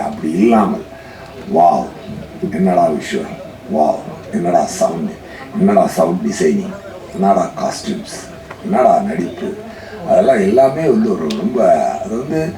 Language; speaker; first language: Tamil; native; Tamil